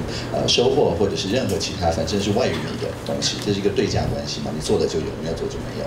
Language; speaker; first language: Chinese; native; Chinese